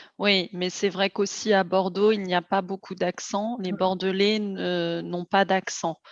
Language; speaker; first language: French; native; French